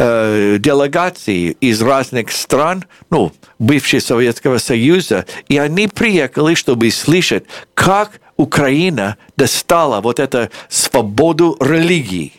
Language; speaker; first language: Russian; non-native, fluent; English